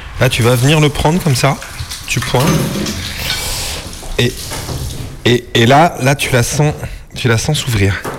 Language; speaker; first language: French; native; French